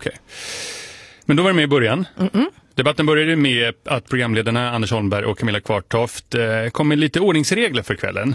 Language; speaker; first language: Swedish; native; Swedish